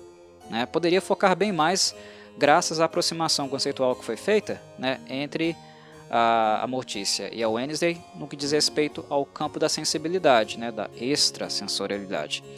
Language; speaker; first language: Portuguese; native; Portuguese